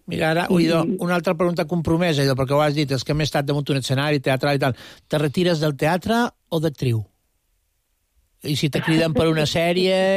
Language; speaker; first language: Catalan; native; Catalan